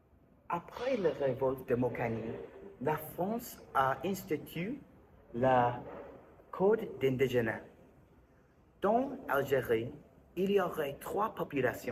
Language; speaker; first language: French; non-native, learner; English